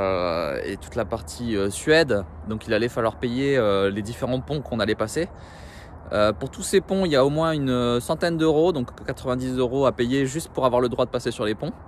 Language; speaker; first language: French; native; French